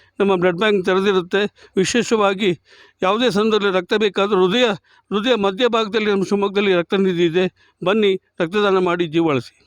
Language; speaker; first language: Kannada; native; Kannada